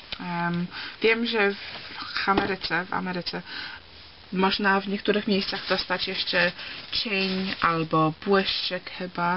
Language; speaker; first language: Polish; early bilingual, heritage; Polish